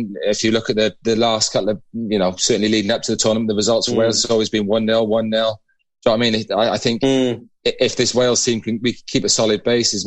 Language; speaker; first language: English; native; English